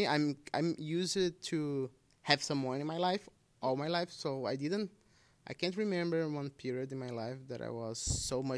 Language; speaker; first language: English; non-native, fluent; Portuguese